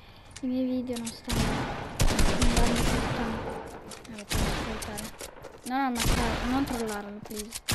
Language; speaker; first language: Italian; native; Italian